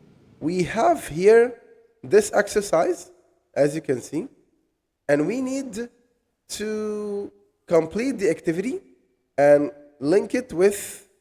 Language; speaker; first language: English; non-native, fluent; Arabic